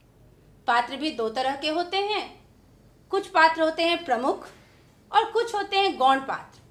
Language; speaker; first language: Hindi; native; Hindi